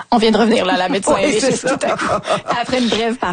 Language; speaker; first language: French; native; French